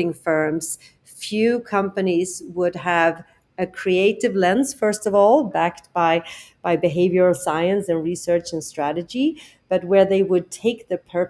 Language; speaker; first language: English; non-native, fluent; Swedish